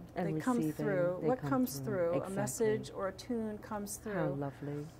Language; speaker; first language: English; native; English